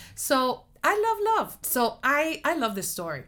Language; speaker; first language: English; native; English